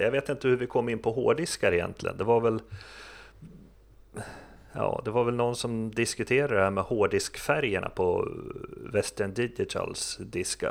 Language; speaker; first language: Swedish; native; Swedish